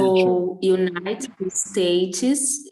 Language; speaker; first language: English; non-native, learner; Portuguese